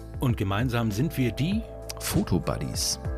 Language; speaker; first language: German; native; German